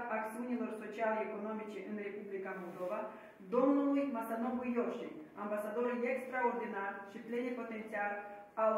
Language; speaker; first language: Romanian; native; Romanian